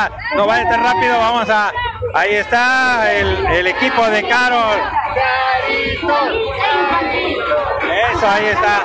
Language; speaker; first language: Spanish; native; Spanish